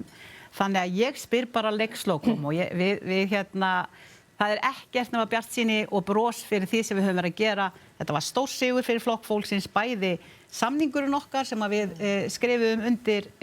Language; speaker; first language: Icelandic; native; Icelandic